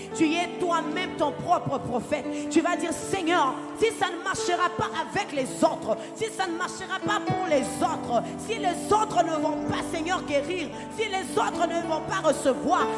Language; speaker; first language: French; non-native, local second language; Lingala